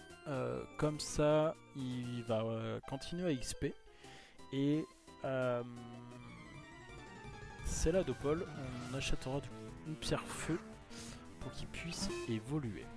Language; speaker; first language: French; native; French